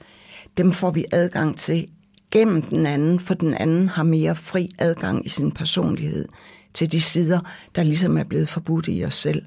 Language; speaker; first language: Danish; native; Danish